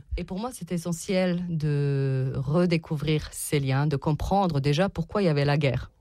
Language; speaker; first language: French; non-native, fluent; Serbian